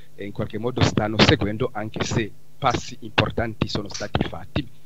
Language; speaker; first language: Italian; non-native, fluent; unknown